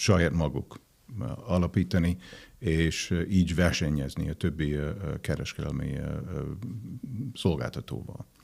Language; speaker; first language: Hungarian; non-native, fluent; English